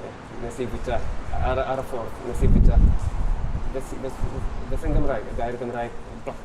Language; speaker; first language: Welsh; non-native, learner; Japanese